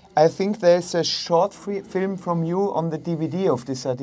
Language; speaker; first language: English; non-native, learner; German